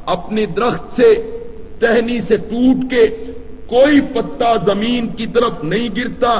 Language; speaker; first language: Urdu; non-native, local second language; Punjabi